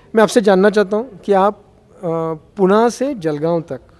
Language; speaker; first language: Hindi; non-native, local second language; Marathi